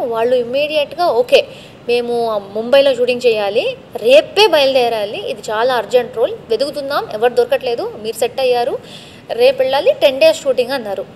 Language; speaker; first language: Telugu; non-native, local second language; Tamil